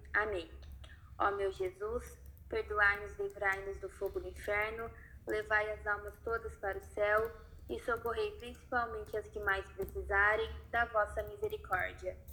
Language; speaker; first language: Portuguese; native; Portuguese